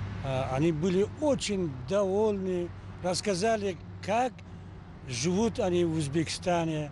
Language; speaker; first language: Russian; non-native, local second language; Uzbek